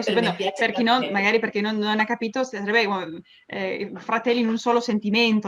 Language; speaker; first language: Italian; early bilingual, heritage; Spanish